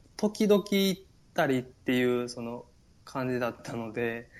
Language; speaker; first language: Japanese; native; Japanese